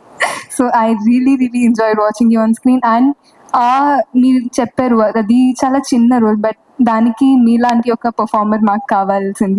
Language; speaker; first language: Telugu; non-native, fluent; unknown